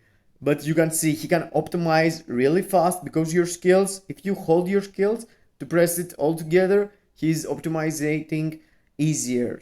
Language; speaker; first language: English; non-native, fluent; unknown